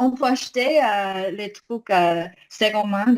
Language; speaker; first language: French; non-native, learner; English